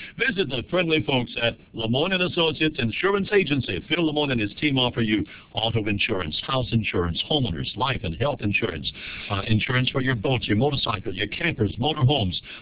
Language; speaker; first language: English; early bilingual, other home language; French